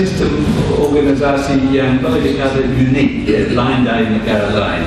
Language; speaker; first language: Indonesian; non-native, fluent; English